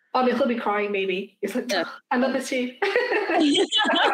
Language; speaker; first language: English; native; English